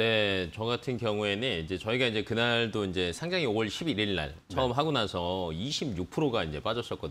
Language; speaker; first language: Korean; native; Korean